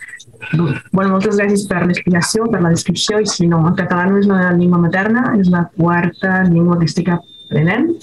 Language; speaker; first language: Catalan; non-native, fluent; Spanish